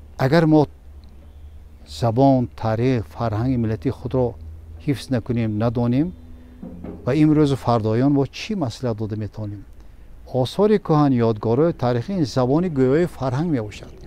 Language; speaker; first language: Tajik; native; Tajik